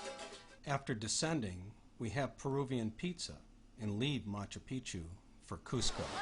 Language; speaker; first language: English; native; English